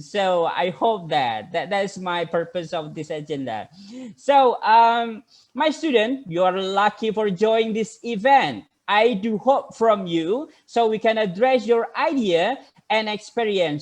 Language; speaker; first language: English; non-native, fluent; Indonesian